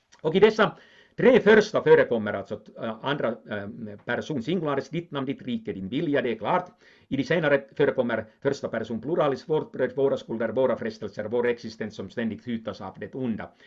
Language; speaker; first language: Swedish; non-native, local second language; Finnish